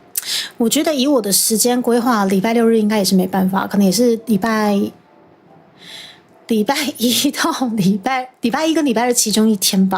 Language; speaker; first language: Chinese; native; Chinese